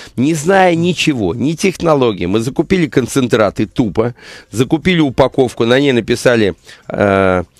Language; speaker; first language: Russian; native; Russian